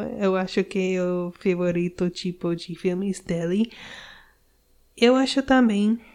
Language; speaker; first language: Portuguese; non-native, learner; English